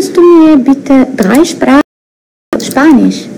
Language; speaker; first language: German; non-native, fluent; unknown